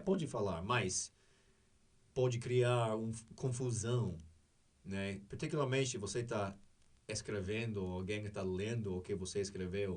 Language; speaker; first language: Portuguese; non-native, fluent; English